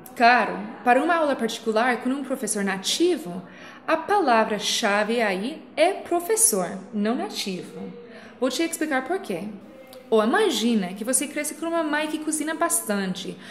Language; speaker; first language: Portuguese; non-native, fluent; English